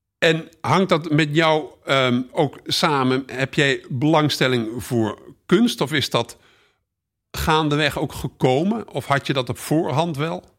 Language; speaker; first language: Dutch; native; Dutch